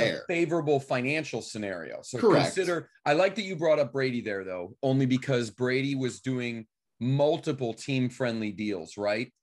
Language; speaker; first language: English; native; English